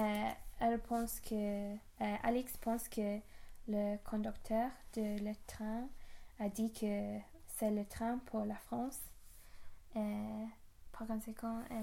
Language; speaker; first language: French; non-native, learner; English